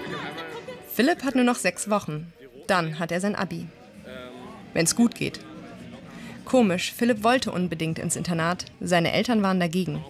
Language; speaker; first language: German; native; German